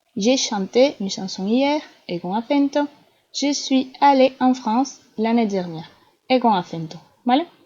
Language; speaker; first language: French; non-native, fluent; Spanish